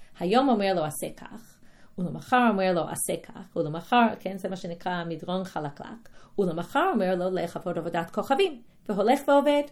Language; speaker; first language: Hebrew; non-native, fluent; English